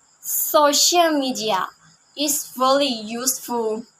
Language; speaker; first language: English; non-native, learner; Thai